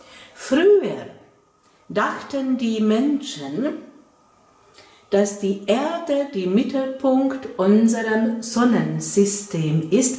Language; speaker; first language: German; non-native, fluent; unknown